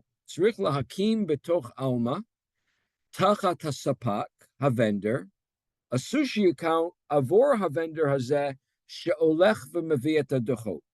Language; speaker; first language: Hebrew; non-native, fluent; English